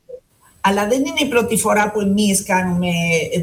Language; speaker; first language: Greek; non-native, fluent; Spanish